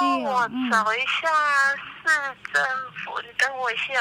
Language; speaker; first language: Chinese; native; Chinese